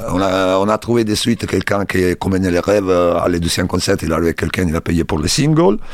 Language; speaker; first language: French; non-native, learner; Italian